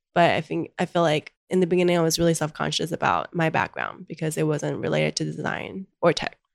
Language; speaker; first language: English; early bilingual, other home language; Chinese